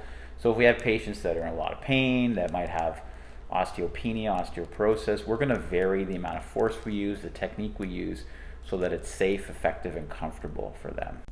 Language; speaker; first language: English; native; English